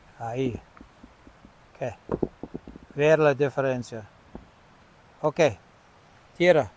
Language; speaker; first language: Spanish; non-native, learner; English